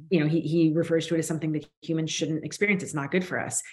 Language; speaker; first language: English; native; English